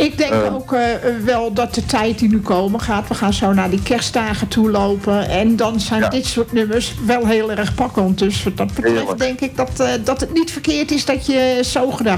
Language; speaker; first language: Dutch; native; Dutch